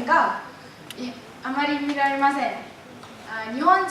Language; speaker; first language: Japanese; non-native, learner; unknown